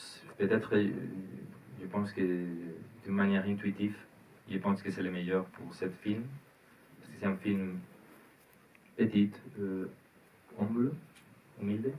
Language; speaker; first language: French; non-native, learner; Spanish